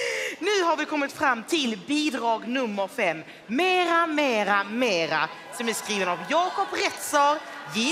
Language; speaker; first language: Swedish; native; Swedish